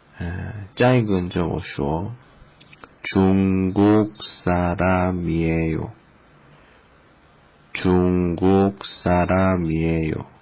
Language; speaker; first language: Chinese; non-native, learner; Korean